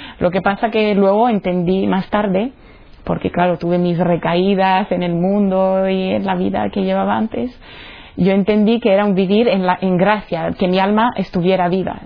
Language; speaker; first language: Spanish; non-native, fluent; Italian